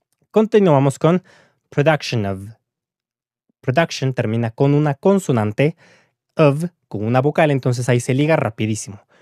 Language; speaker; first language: Spanish; native; Spanish